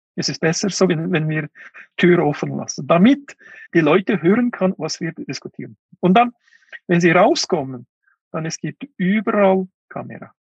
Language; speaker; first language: German; non-native, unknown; Uyghur